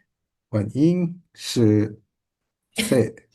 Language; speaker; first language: Chinese; non-native, learner; Indonesian